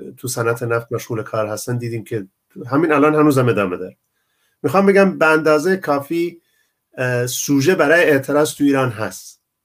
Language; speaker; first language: Persian; non-native, local second language; Central Kurdish